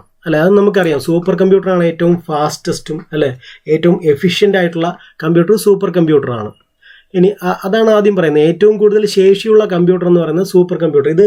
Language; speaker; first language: Malayalam; native; Malayalam